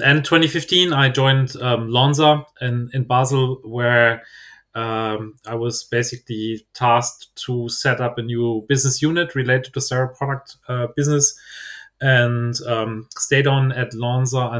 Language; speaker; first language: English; non-native, fluent; German